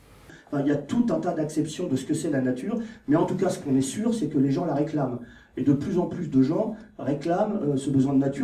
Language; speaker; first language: French; native; French